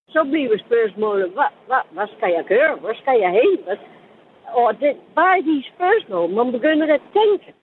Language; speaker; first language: Danish; non-native, fluent; Dutch